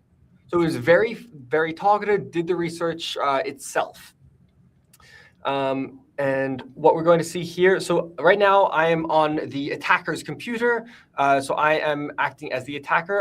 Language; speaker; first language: English; native; English